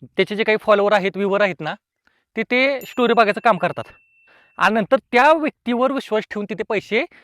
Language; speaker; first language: Marathi; native; Marathi